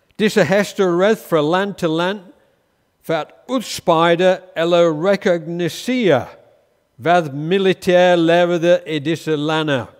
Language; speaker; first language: Danish; non-native, fluent; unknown